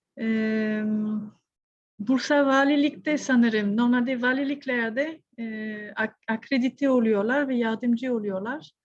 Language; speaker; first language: Turkish; non-native, fluent; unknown